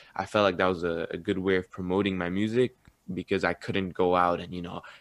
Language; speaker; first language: English; early bilingual, other home language; Arabic